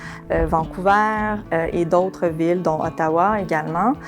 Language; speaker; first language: French; native; French